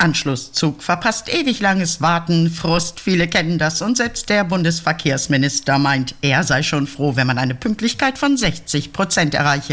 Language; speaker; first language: German; native; German